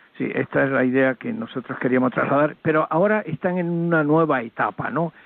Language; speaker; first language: Spanish; native; Spanish